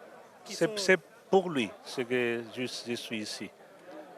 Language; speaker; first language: French; non-native, learner; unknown